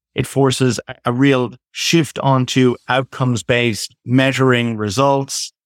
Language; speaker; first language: English; native; English